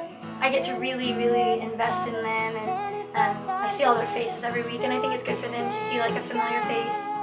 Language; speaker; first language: English; native; English